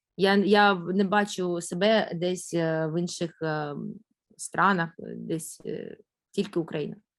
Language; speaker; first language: Ukrainian; non-native, local second language; Russian